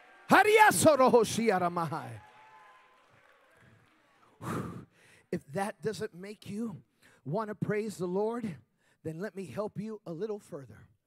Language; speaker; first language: English; early bilingual, other home language; Spanish